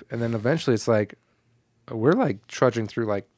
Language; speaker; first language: English; native; English